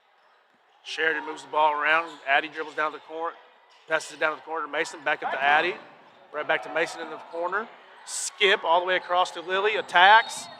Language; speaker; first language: English; native; English